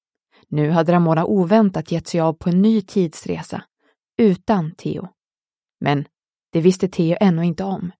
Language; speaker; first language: Swedish; native; Swedish